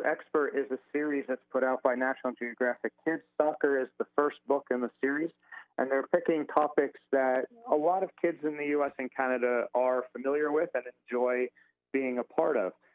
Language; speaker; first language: English; native; English